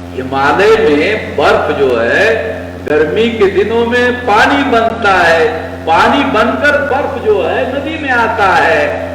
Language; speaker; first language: Hindi; non-native, local second language; Marathi